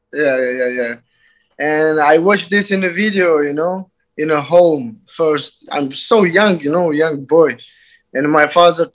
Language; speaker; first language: English; non-native, learner; Azerbaijani